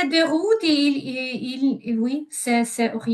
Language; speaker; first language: French; non-native, learner; Ukrainian